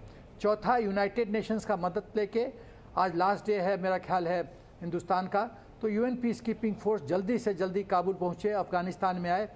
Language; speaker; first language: Hindi; native; Hindi